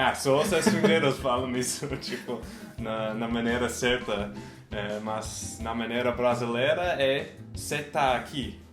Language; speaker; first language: Portuguese; non-native, fluent; English